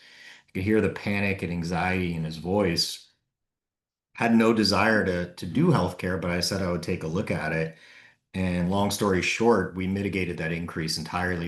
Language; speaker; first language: English; native; English